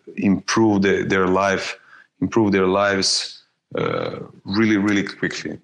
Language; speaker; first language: English; non-native, fluent; Croatian